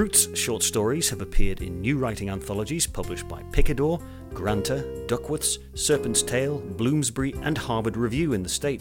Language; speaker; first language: English; native; English